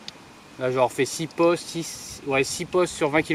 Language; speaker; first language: French; native; French